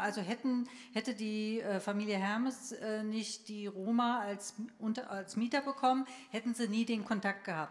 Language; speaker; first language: German; native; German